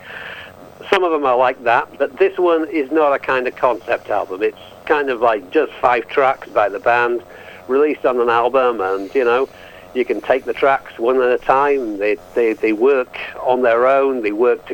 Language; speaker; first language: English; native; English